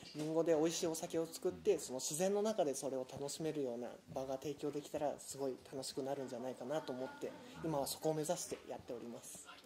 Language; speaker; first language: Japanese; native; Japanese